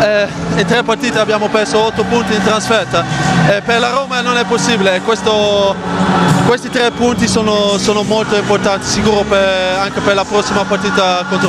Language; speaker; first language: Italian; non-native, fluent; Dutch